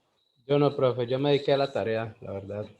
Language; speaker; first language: Spanish; native; Spanish